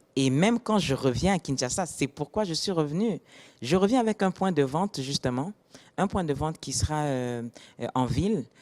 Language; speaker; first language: French; non-native, local second language; Lingala